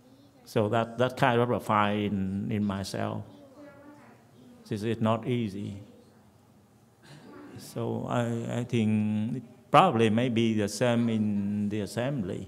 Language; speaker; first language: English; non-native, fluent; Vietnamese